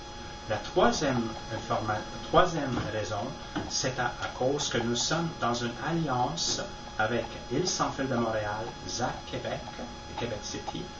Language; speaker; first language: French; non-native, fluent; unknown